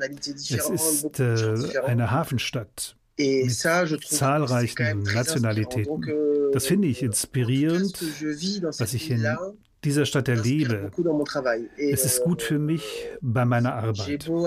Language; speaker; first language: German; non-native, fluent; French